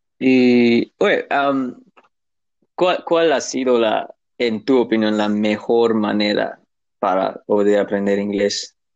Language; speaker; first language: Spanish; non-native, learner; English